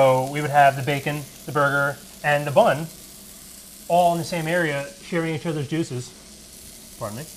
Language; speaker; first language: English; native; English